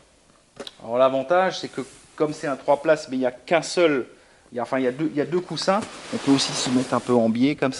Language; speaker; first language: French; native; French